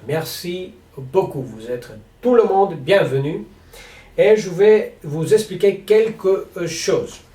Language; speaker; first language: French; non-native, learner; Spanish